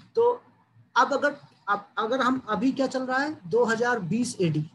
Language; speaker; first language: Hindi; native; Hindi